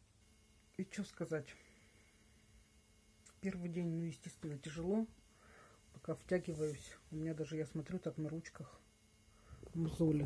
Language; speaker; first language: Russian; native; Russian